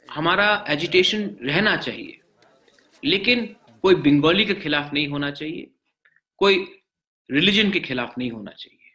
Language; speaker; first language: Hindi; non-native, local second language; Bangla